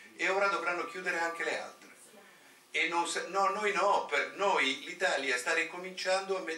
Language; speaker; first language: Italian; native; Italian